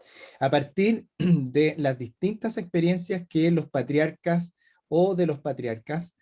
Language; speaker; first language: Spanish; native; Spanish